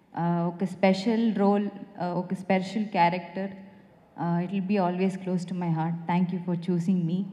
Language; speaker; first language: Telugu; non-native, fluent; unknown